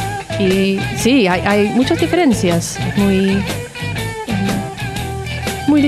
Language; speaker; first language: Spanish; non-native, learner; English